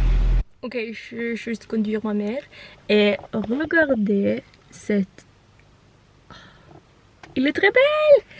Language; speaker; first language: French; non-native, learner; Norwegian